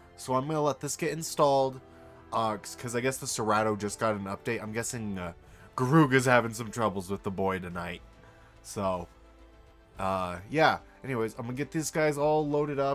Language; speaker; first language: English; native; English